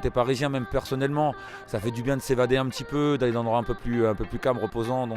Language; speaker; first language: French; native; French